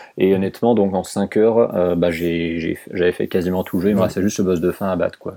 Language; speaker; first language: French; native; French